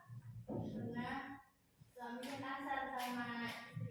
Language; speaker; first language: Indonesian; native; Indonesian